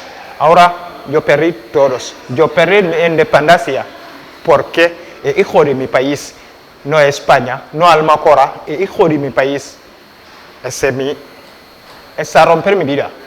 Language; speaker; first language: Spanish; non-native, learner; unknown